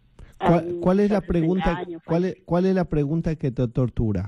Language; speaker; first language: Spanish; native; Spanish